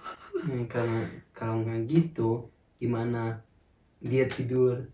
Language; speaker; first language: Indonesian; non-native, fluent; German